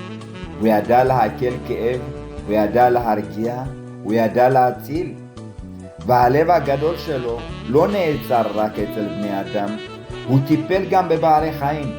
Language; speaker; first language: Hebrew; early bilingual, other home language; Amharic